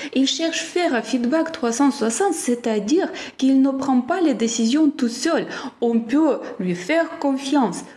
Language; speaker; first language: French; non-native, fluent; Ukrainian